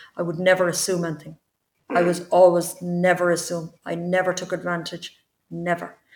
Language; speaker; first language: English; native; English